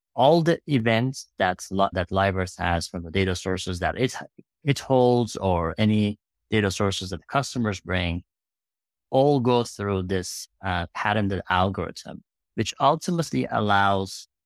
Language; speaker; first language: English; non-native, fluent; Persian